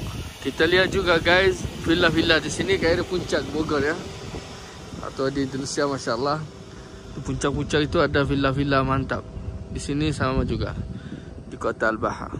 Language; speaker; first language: Indonesian; non-native, fluent; Arabic